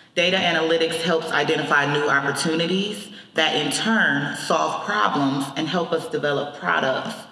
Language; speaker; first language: English; native; English